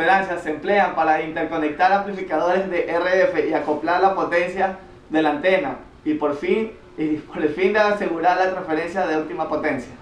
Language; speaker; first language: Spanish; native; Spanish